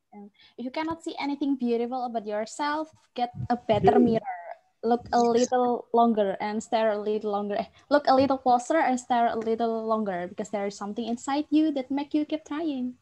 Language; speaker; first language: English; non-native, fluent; Indonesian